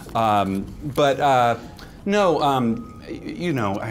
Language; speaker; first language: English; native; English